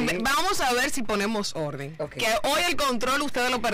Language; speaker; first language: Spanish; native; Spanish